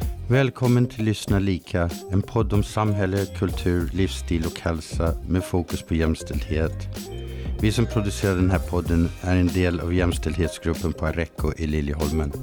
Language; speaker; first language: Swedish; native; Swedish